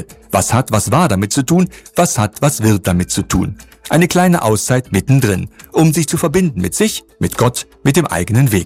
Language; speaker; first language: German; native; German